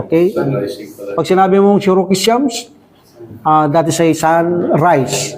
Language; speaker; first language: English; non-native, fluent; Filipino